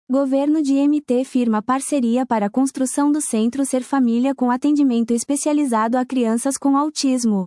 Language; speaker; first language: Portuguese; native; Portuguese